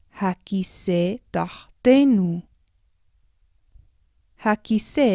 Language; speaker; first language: Hebrew; non-native, fluent; English